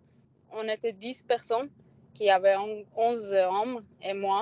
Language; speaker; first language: French; non-native, learner; Persian